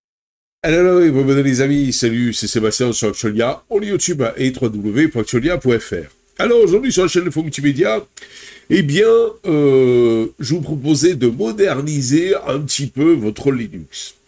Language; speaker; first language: French; native; French